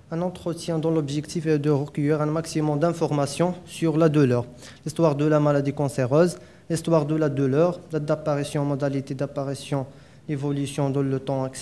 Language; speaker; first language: French; non-native, local second language; Arabic